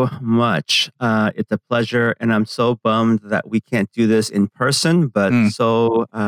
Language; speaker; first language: English; early bilingual, other home language; Korean